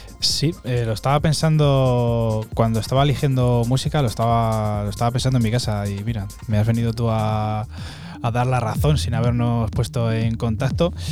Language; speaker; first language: Spanish; native; Spanish